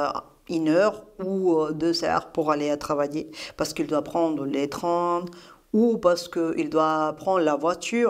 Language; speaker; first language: French; non-native, fluent; Spanish